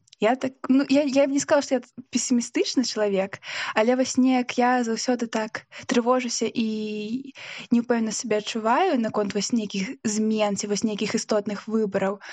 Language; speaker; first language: Belarusian; non-native, local second language; Russian